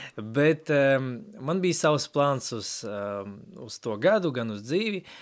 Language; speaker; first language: Latvian; non-native, local second language; Russian